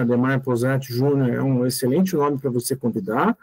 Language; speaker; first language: Portuguese; native; Portuguese